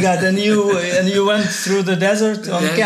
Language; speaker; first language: English; non-native, learner; Ukrainian